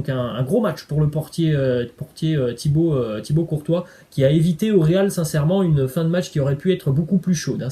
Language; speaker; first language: French; native; French